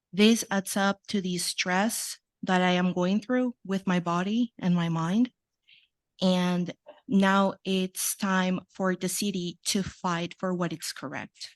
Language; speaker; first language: English; non-native, fluent; Spanish